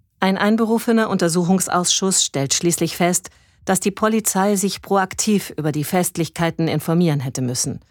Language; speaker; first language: German; native; German